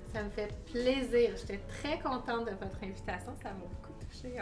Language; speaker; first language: French; native; French